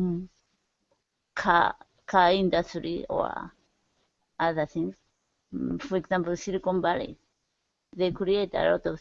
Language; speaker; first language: English; non-native, learner; Japanese